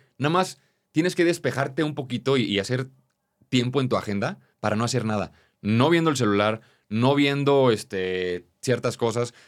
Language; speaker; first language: Spanish; native; Spanish